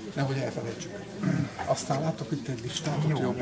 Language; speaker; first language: Hungarian; native; Hungarian